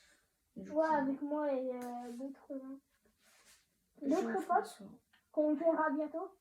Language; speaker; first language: French; native; French